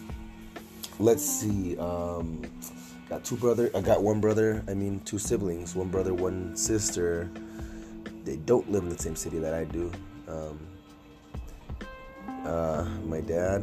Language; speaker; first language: English; native; English